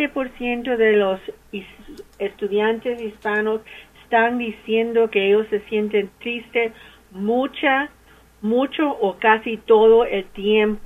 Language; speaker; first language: Spanish; early bilingual, heritage; English